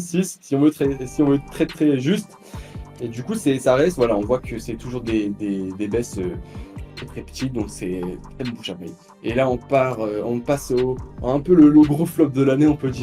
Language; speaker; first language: French; native; French